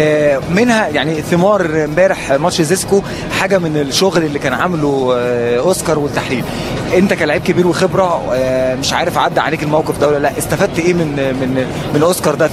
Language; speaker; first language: Arabic; native; Arabic